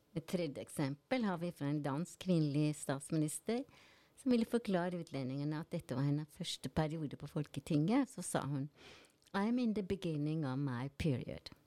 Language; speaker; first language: Norwegian; native; Norwegian